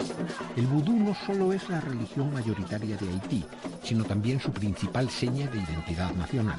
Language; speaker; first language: Spanish; native; Spanish